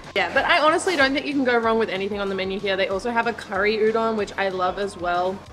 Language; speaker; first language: English; native; English